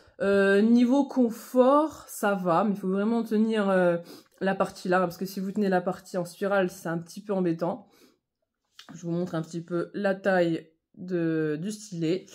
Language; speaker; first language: French; native; French